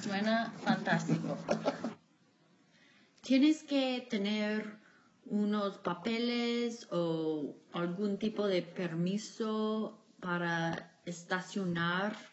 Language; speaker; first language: Spanish; non-native, fluent; English